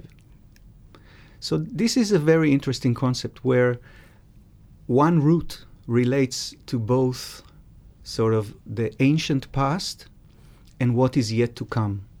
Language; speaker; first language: English; non-native, fluent; Hebrew